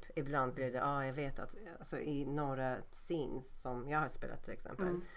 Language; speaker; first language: Swedish; non-native, fluent; Turkish